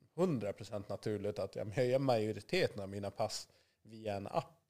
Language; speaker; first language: Swedish; native; Swedish